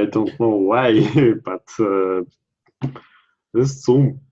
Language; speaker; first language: English; non-native, learner; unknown